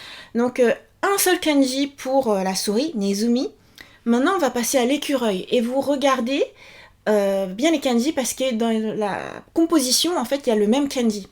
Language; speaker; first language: French; native; French